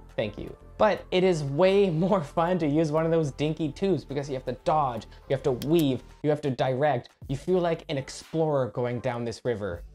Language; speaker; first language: English; native; English